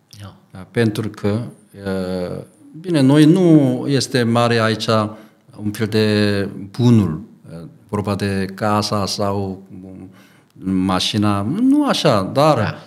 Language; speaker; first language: Romanian; non-native, learner; Korean